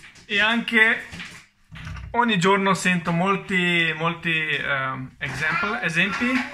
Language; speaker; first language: Italian; non-native, learner; Russian